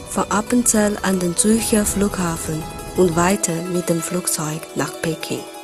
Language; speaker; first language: German; non-native, fluent; Chinese